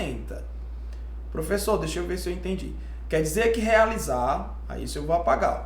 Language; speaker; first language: Portuguese; native; Portuguese